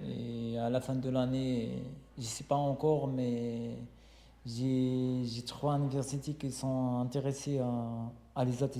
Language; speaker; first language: French; non-native, learner; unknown